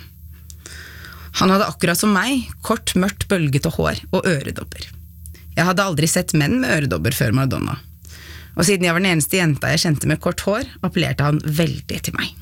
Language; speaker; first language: Norwegian; early bilingual, other home language; Arabic